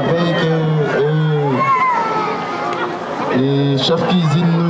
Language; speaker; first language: French; non-native, learner; Haitian Creole